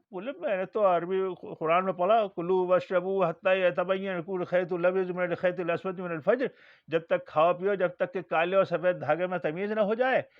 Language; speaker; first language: Urdu; native; Urdu